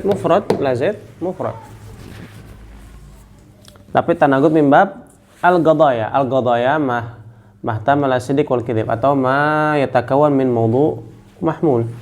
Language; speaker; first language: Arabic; non-native, fluent; Indonesian